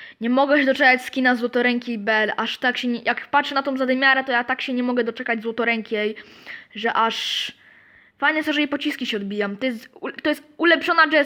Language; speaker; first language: Polish; native; Polish